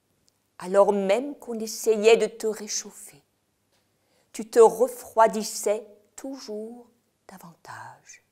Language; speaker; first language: French; native; French